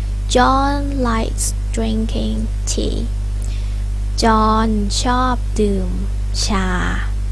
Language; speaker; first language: English; non-native, fluent; Thai